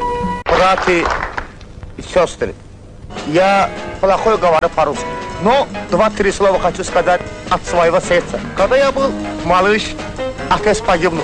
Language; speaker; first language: Russian; non-native, learner; Azerbaijani